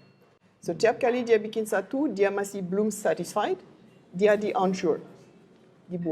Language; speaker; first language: Indonesian; non-native, learner; French